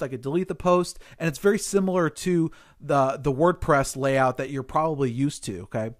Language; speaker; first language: English; native; English